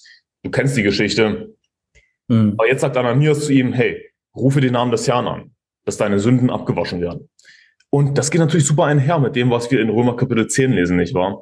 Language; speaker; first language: German; native; German